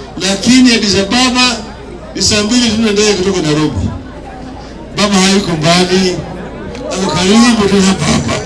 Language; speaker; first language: Swahili; non-native, local second language; Gusii